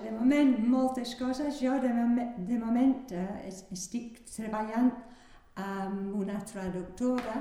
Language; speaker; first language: Catalan; non-native, fluent; English